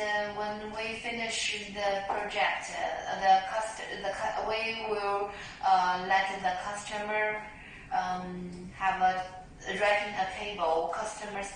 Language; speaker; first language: English; non-native, learner; Chinese